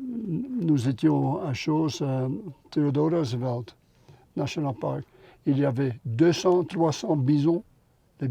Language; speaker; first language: French; non-native, local second language; Dutch